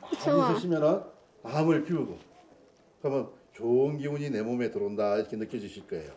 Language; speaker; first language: Korean; native; Korean